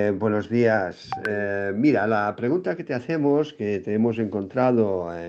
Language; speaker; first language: Spanish; non-native, local second language; Catalan